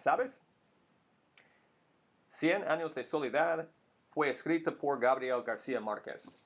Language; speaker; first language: Spanish; non-native, fluent; English